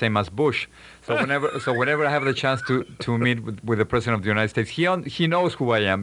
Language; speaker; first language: English; non-native, fluent; Spanish